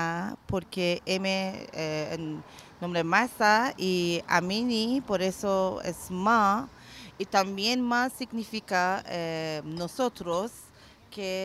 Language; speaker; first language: Spanish; non-native, learner; Persian